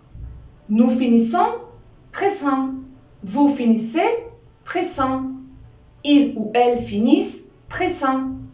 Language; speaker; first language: French; non-native, fluent; Spanish